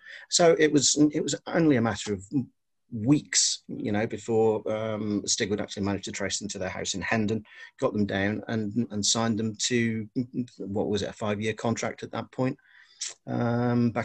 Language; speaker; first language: English; non-native, local second language; Welsh